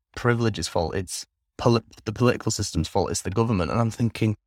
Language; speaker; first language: English; native; English